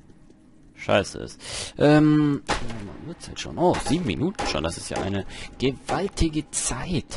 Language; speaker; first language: German; native; German